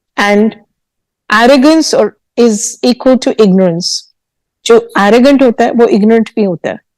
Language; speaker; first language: Hindi; early bilingual, heritage; Hindi